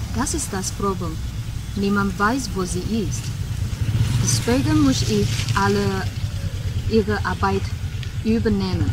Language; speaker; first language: German; non-native, learner; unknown